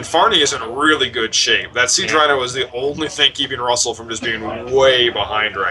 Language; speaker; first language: English; native; English